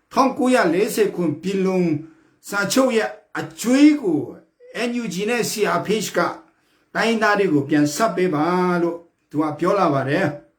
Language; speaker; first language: Burmese; non-native, local second language; Kachin